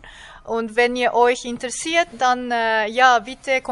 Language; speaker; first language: German; non-native, fluent; Japanese